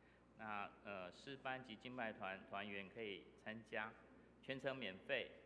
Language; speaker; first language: Chinese; native; Chinese